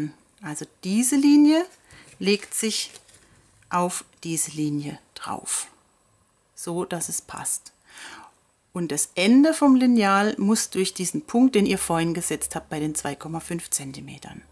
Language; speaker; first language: German; native; German